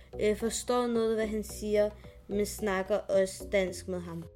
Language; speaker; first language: Danish; early bilingual, other home language; Arabic